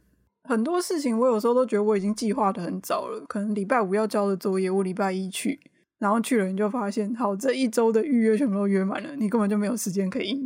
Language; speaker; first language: Chinese; native; Chinese